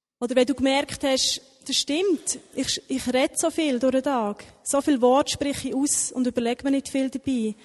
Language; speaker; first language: German; native; German